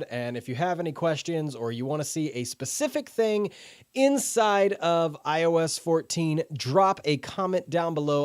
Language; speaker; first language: English; native; English